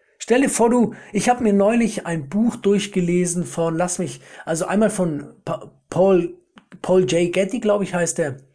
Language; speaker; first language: German; native; German